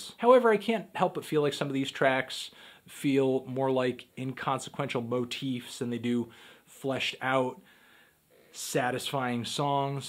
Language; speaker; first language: English; native; English